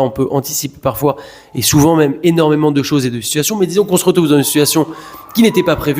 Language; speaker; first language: French; native; French